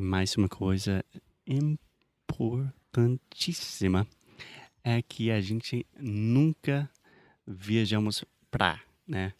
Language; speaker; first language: Portuguese; non-native, fluent; English